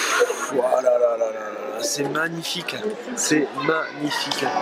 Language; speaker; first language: French; native; French